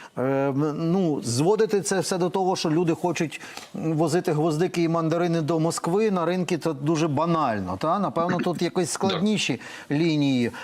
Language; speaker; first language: Ukrainian; native; Ukrainian